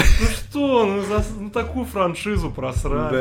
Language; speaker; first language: Russian; native; Russian